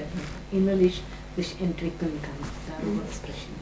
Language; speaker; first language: German; non-native, fluent; Gujarati